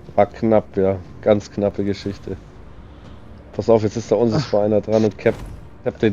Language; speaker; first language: German; native; German